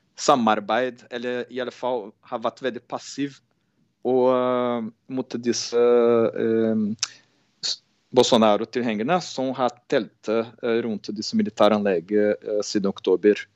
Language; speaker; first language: Norwegian; non-native, fluent; Portuguese